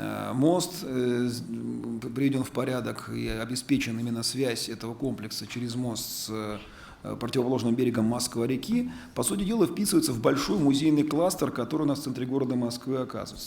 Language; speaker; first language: Russian; native; Russian